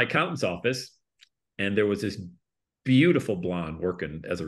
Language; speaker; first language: English; native; English